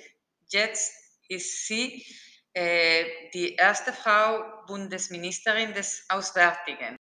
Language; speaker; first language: German; non-native, fluent; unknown